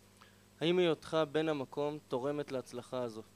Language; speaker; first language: Hebrew; native; Hebrew